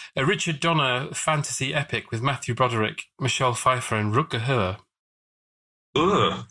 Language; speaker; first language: English; native; English